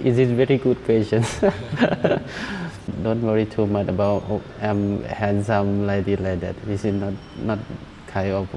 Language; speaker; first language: English; non-native, learner; Thai